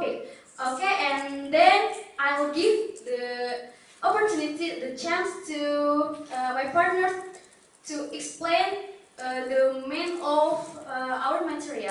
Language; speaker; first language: English; non-native, learner; Indonesian